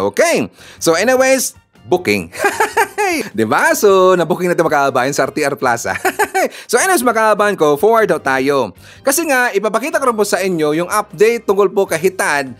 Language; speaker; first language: Filipino; non-native, local second language; Cebuano